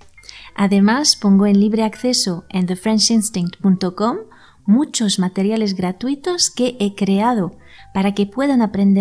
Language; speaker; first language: Spanish; non-native, fluent; French